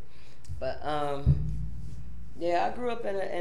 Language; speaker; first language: English; native; English